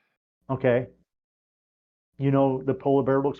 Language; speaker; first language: English; native; English